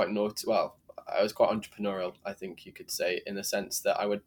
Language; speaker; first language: English; native; English